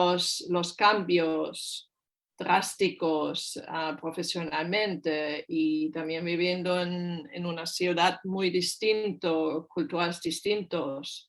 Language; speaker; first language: Spanish; non-native, fluent; German